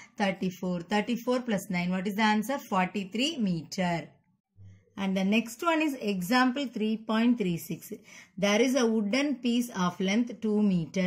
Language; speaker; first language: English; non-native, local second language; Tamil